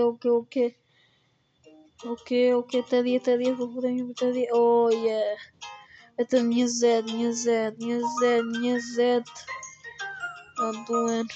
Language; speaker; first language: Albanian; early bilingual, heritage; Albanian